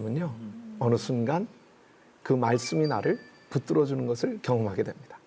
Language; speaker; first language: Korean; native; Korean